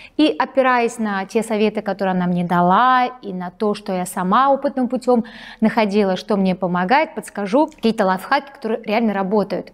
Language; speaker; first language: Russian; native; Russian